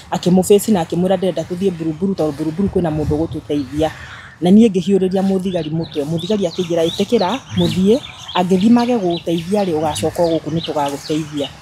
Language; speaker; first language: Kikuyu; native; Kikuyu